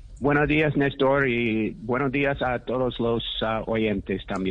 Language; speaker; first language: Spanish; non-native, fluent; English